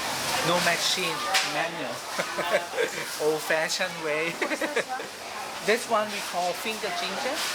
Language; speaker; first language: English; non-native, learner; Thai